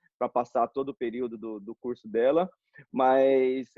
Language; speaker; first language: Portuguese; native; Portuguese